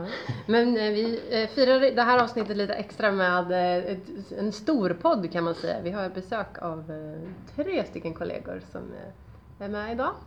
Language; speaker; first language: Swedish; native; Swedish